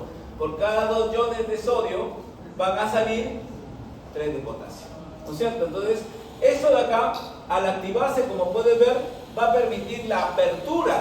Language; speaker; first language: Spanish; native; Spanish